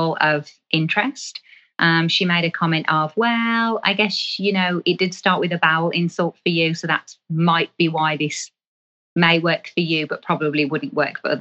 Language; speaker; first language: English; native; English